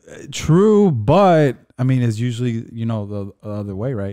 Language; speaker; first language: English; early bilingual, other home language; Spanish